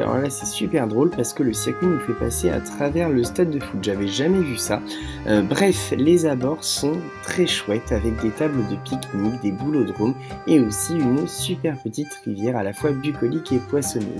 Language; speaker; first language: French; native; French